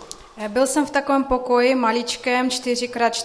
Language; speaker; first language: Czech; non-native, fluent; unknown